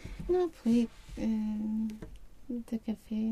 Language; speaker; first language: French; non-native, learner; Swedish